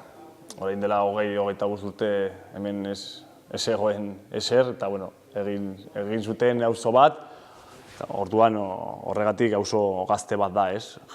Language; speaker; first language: Basque; non-native, local second language; Spanish